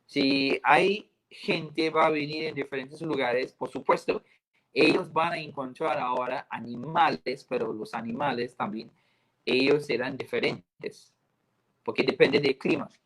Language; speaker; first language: Spanish; non-native, fluent; English